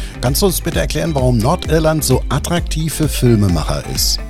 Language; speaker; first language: German; native; German